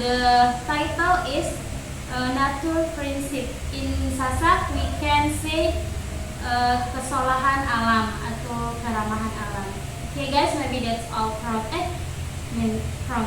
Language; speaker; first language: English; non-native, learner; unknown